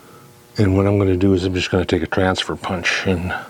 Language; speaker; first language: English; native; English